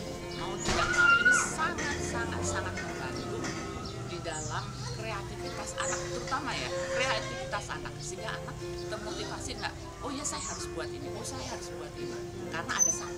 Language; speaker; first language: Indonesian; native; Indonesian